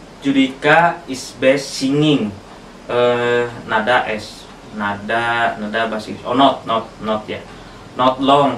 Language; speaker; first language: English; non-native, learner; Indonesian